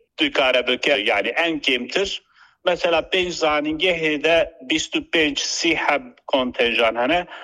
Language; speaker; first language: Kurdish; native; Kurdish